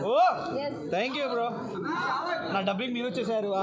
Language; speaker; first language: Telugu; non-native, learner; Hindi